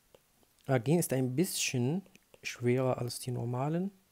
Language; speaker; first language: German; non-native, fluent; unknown